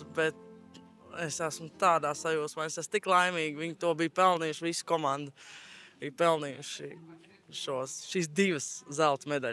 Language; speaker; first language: Latvian; native; Latvian